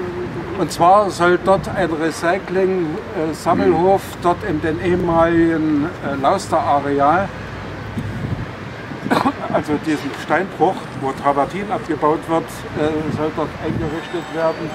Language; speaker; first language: German; native; German